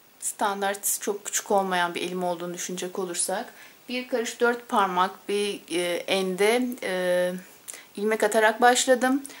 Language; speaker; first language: Turkish; native; Turkish